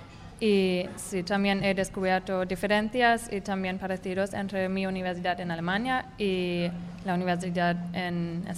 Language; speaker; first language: Spanish; non-native, fluent; German